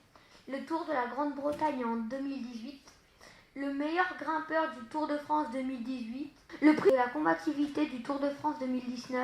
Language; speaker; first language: French; native; French